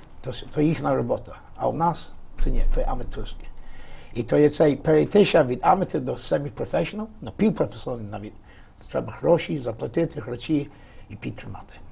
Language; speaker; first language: Polish; non-native, learner; Ukrainian